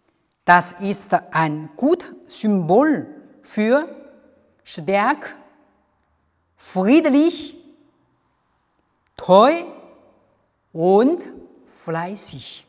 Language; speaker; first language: German; non-native, learner; Chinese